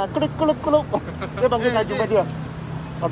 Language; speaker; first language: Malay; non-native, local second language; Cantonese